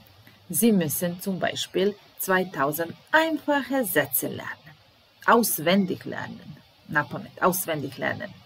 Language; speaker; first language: German; non-native, fluent; Serbian